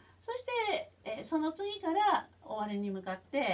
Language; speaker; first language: Japanese; native; Japanese